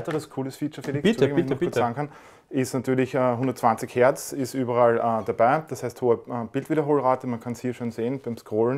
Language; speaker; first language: German; native; German